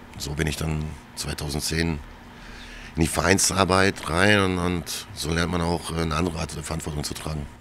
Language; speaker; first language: German; early bilingual, other home language; Croatian